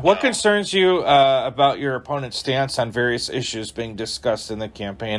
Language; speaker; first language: English; native; English